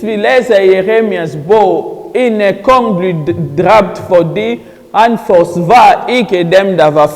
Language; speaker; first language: Swedish; non-native, fluent; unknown